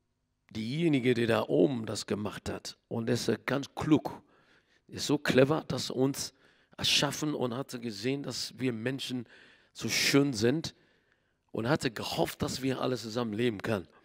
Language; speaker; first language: German; non-native, learner; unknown